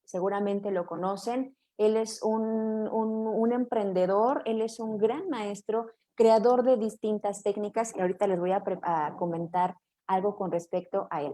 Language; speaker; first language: Spanish; native; Spanish